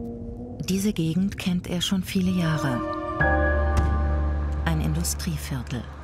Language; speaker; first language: German; native; German